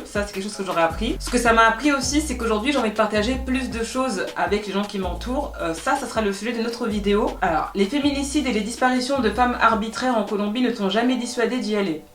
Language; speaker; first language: French; native; French